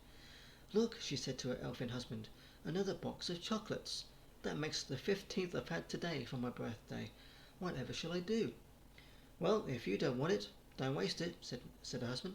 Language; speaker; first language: English; native; English